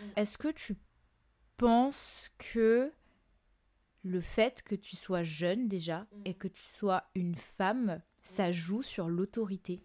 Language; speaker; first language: French; non-native, local second language; Malagasy